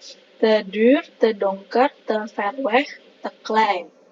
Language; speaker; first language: Dutch; non-native, learner; Indonesian